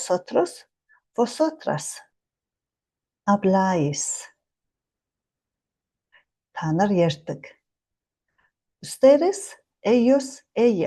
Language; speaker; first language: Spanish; non-native, fluent; Mongolian